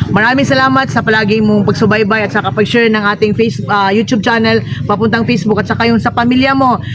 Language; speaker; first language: Filipino; non-native, local second language; Cebuano